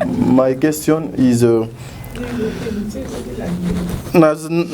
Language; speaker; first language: English; non-native, learner; Lingala